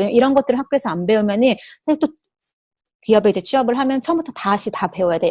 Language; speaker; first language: Korean; native; Korean